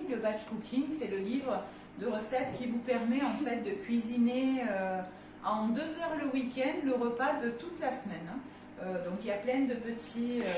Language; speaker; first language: French; native; French